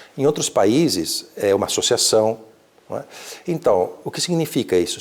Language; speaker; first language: Portuguese; early bilingual, other home language; Italian